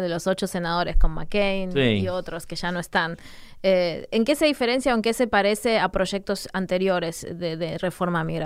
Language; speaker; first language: Spanish; native; Spanish